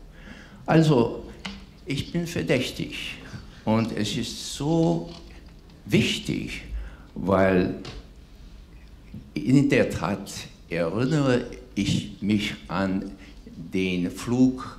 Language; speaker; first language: German; non-native, fluent; English